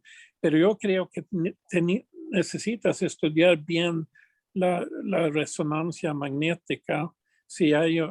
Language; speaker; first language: Spanish; non-native, fluent; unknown